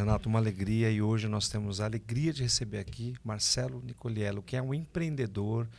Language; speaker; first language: Portuguese; native; Portuguese